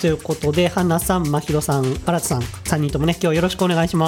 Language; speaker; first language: Japanese; native; Japanese